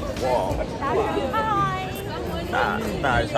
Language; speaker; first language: Chinese; non-native, learner; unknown